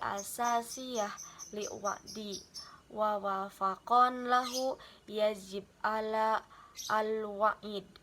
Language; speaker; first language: Arabic; non-native, learner; Indonesian